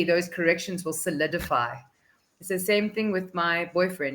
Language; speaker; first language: English; non-native, fluent; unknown